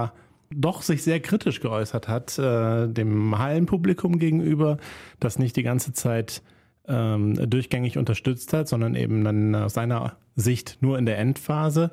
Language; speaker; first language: German; native; German